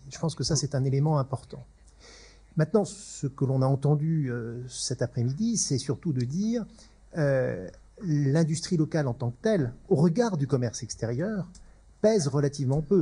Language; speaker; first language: French; native; French